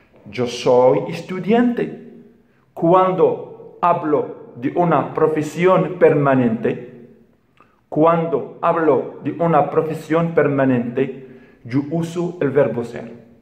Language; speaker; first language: Spanish; non-native, fluent; Arabic